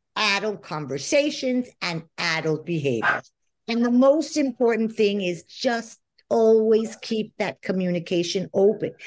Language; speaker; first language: English; non-native, fluent; Spanish